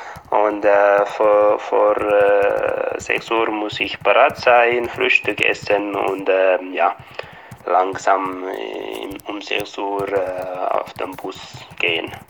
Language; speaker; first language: German; non-native, fluent; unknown